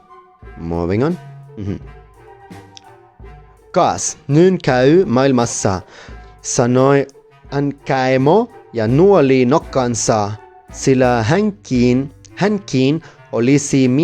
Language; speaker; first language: Finnish; non-native, learner; Spanish